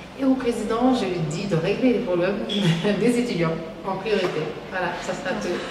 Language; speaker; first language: French; non-native, local second language; Wolof